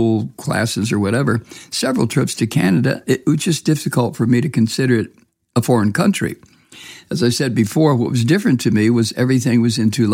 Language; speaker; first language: English; native; English